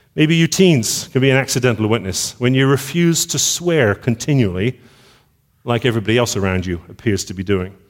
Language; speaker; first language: English; native; English